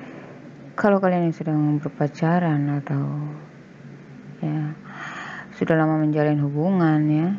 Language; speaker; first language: Indonesian; native; Indonesian